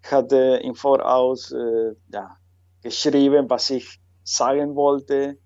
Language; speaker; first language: German; non-native, learner; Spanish